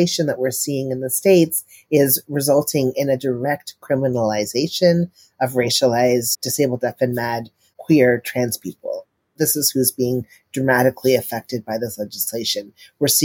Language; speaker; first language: English; native; English